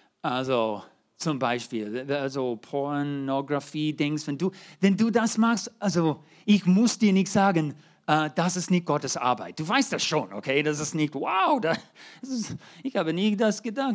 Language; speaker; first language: German; non-native, fluent; English